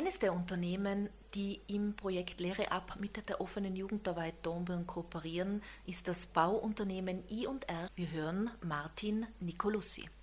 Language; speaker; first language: German; native; German